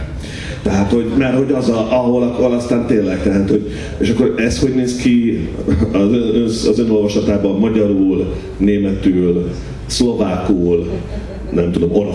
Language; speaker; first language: Hungarian; native; Hungarian